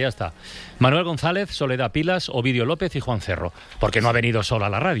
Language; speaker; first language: Spanish; native; Spanish